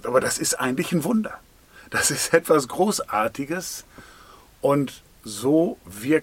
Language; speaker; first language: German; native; German